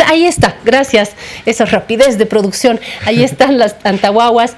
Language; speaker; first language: Spanish; native; Spanish